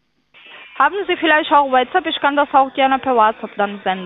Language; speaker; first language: German; non-native, fluent; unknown